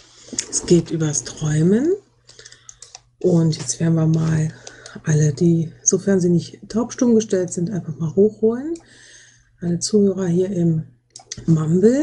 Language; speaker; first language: German; native; German